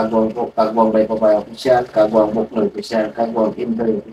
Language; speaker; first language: Filipino; non-native, local second language; Hiligaynon